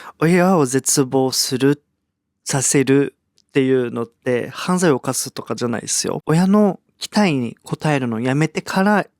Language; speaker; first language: Japanese; early bilingual, other home language; Portuguese